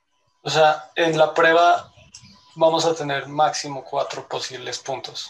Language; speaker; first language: Portuguese; non-native, learner; Spanish